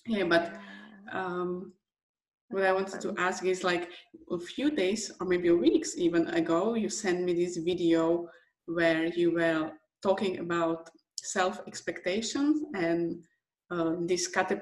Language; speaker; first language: English; non-native, fluent; Slovak